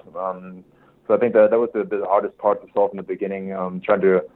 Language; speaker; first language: English; non-native, fluent; German